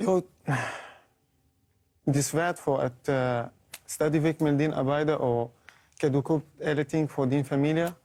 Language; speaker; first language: Danish; non-native, learner; Arabic